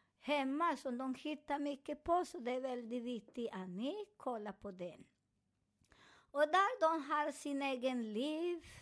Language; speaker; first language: Swedish; non-native, fluent; Spanish